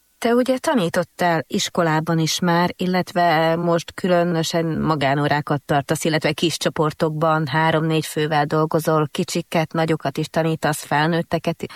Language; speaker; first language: Hungarian; native; Hungarian